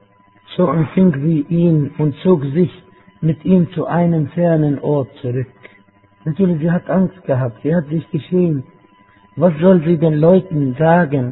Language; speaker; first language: German; non-native, fluent; Arabic